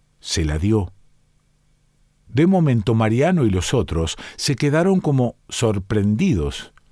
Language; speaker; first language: Spanish; native; Spanish